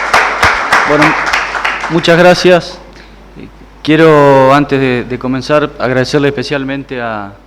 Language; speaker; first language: Spanish; native; Spanish